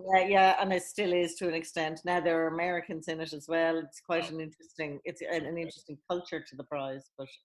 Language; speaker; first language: English; native; English